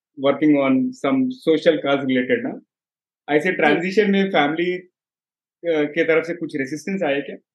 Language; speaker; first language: Hindi; non-native, local second language; Telugu